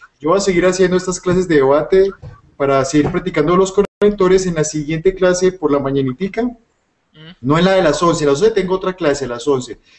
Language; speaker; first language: Spanish; native; Spanish